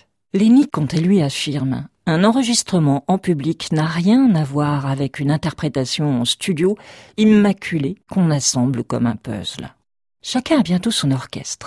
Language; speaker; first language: French; native; French